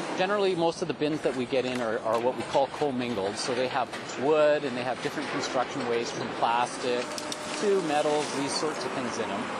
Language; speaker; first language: English; native; English